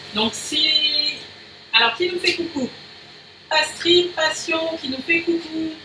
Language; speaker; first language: French; native; French